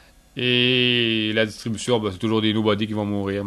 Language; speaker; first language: French; native; French